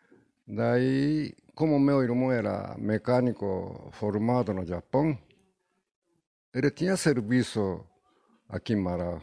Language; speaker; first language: Portuguese; non-native, learner; Japanese